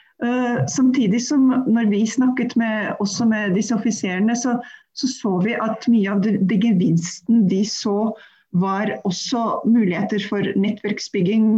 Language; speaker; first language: Norwegian; non-native, fluent; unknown